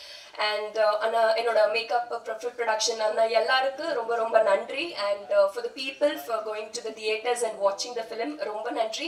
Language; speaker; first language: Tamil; non-native, fluent; Telugu